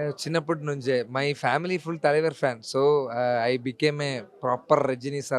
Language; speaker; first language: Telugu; non-native, learner; Malayalam